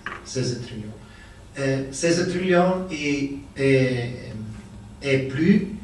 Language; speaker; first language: French; non-native, learner; Italian